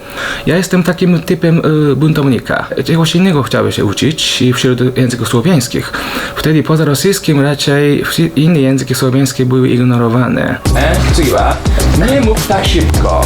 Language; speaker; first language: Polish; non-native, fluent; Japanese